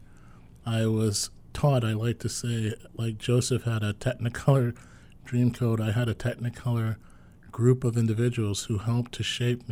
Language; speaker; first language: English; native; English